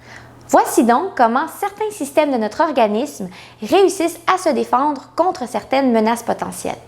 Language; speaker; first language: French; native; French